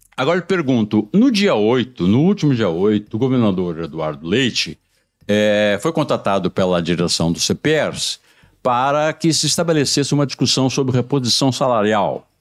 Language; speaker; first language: Portuguese; native; Portuguese